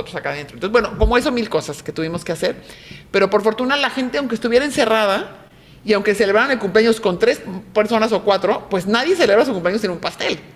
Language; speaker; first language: Spanish; native; Spanish